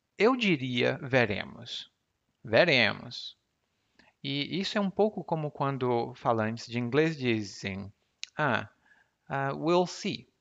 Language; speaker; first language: Portuguese; native; Portuguese